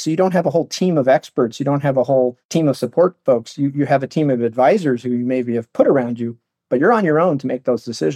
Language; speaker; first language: English; native; English